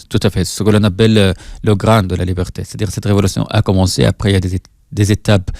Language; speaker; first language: French; non-native, fluent; Arabic